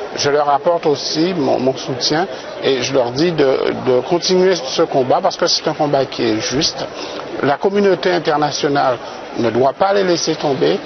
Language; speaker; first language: French; native; French